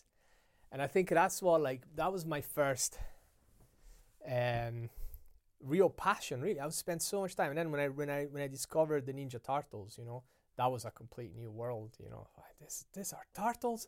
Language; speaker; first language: English; non-native, fluent; Italian